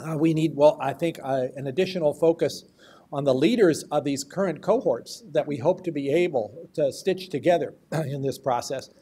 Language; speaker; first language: English; native; English